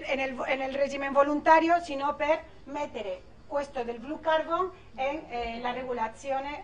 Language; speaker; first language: Italian; non-native, learner; Spanish